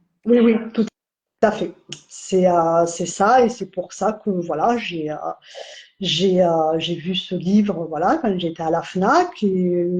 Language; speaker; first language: French; native; French